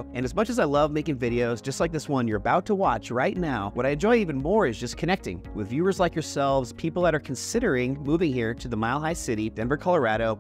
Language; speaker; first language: English; native; English